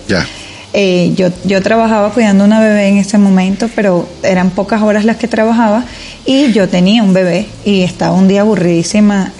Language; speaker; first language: Spanish; native; Spanish